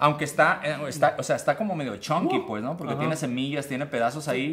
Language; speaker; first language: Spanish; native; Spanish